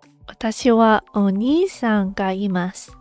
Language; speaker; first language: Japanese; non-native, learner; English